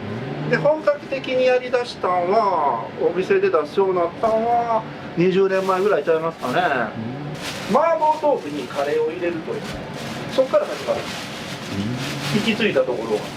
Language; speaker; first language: Japanese; native; Japanese